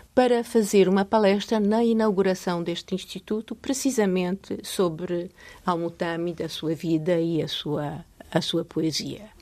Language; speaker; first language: Portuguese; non-native, fluent; Polish